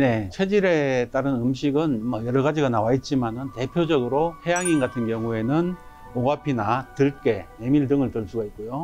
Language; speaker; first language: Korean; native; Korean